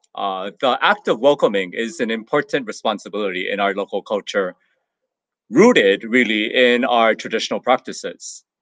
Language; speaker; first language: English; native; English